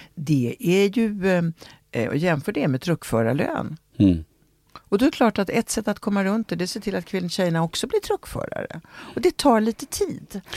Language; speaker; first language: Swedish; early bilingual, other home language; Italian